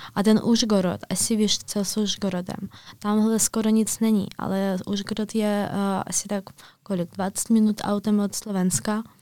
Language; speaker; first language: Czech; non-native, fluent; Ukrainian